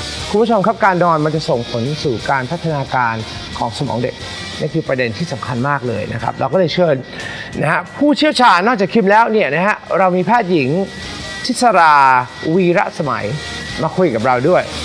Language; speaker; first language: Thai; native; Thai